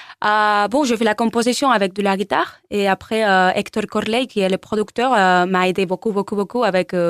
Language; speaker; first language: French; non-native, learner; Spanish